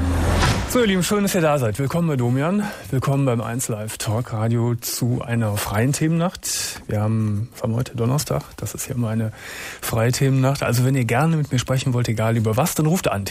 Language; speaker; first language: German; native; German